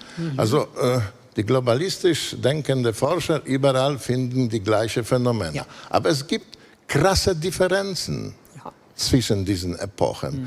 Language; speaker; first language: German; non-native, fluent; Polish